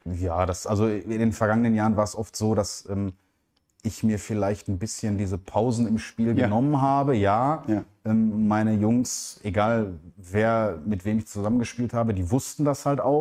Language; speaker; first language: German; native; German